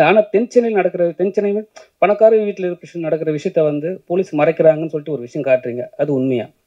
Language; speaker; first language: Tamil; native; Tamil